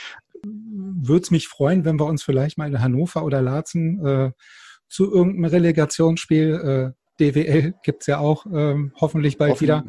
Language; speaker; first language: German; native; German